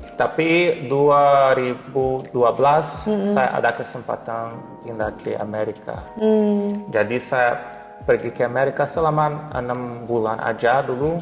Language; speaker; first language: Indonesian; non-native, learner; Portuguese